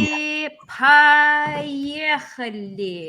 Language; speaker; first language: Russian; non-native, fluent; English